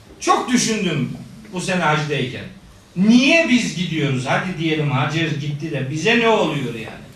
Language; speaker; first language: Turkish; native; Turkish